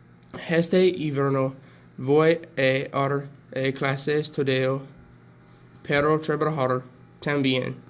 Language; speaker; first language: Spanish; non-native, learner; English